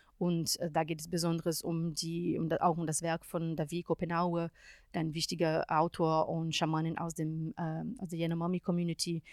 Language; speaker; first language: German; non-native, fluent; Portuguese